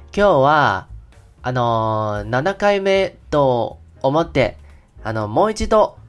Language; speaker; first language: Japanese; non-native, learner; Chinese